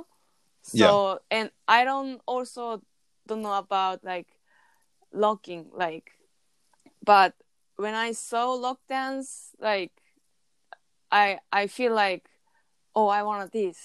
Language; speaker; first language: English; non-native, learner; Japanese